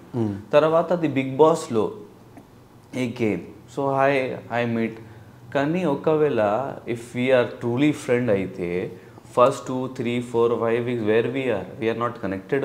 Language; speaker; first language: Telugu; non-native, learner; Hindi